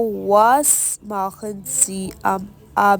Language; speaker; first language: German; non-native, learner; Urdu